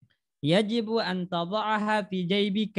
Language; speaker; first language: Arabic; non-native, fluent; Indonesian